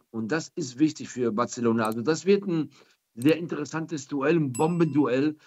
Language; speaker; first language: German; native; German